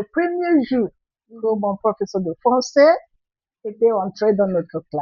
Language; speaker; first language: French; non-native, fluent; Igbo